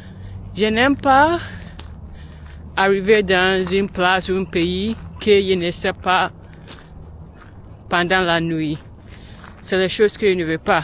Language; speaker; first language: French; non-native, learner; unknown